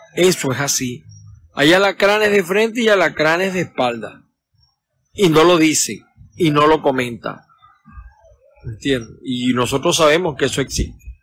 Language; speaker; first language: Spanish; native; Spanish